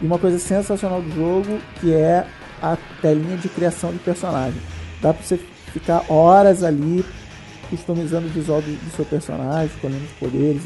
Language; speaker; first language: Portuguese; native; Portuguese